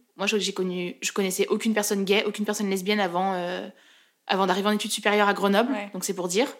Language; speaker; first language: French; native; French